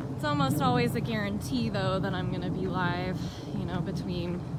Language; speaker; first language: English; native; English